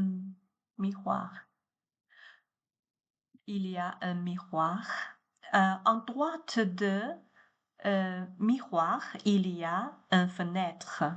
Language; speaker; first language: French; non-native, learner; Chinese